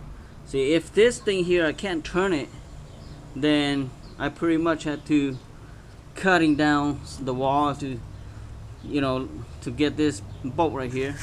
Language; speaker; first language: English; non-native, fluent; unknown